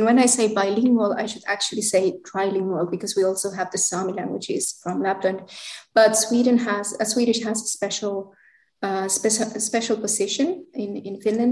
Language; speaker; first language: English; non-native, fluent; Finnish